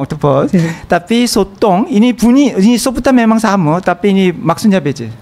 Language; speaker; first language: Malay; non-native, learner; Korean